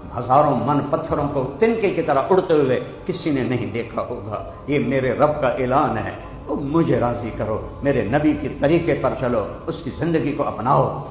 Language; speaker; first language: Urdu; non-native, local second language; Punjabi